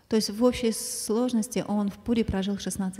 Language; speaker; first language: Russian; native; Russian